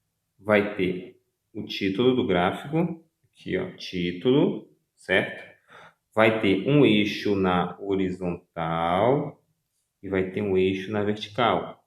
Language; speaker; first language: Portuguese; native; Portuguese